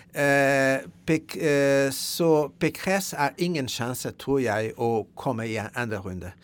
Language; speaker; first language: Norwegian; non-native, fluent; French